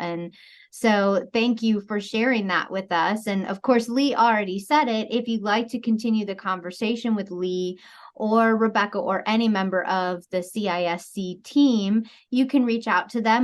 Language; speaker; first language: English; native; English